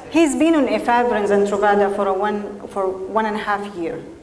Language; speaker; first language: English; non-native, fluent; Arabic